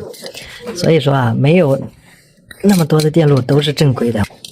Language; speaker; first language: Chinese; native; Chinese